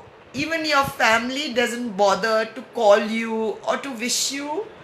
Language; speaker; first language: English; non-native, local second language; Hindi